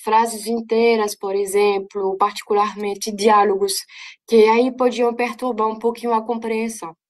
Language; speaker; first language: Portuguese; non-native, fluent; French